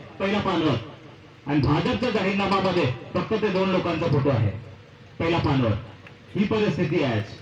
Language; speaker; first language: Marathi; non-native, local second language; Bhili